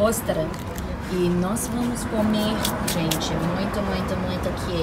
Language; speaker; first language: Portuguese; non-native, learner; English